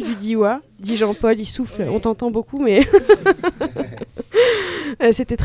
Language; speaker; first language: French; native; French